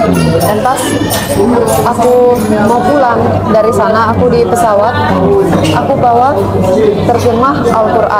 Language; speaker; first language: Indonesian; non-native, fluent; Finnish